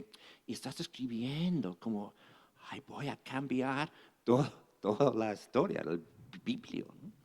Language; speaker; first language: Spanish; non-native, fluent; English